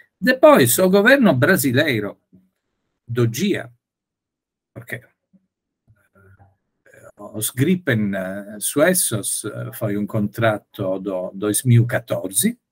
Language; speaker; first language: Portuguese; non-native, learner; Italian